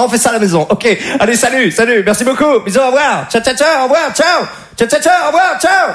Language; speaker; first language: French; native; French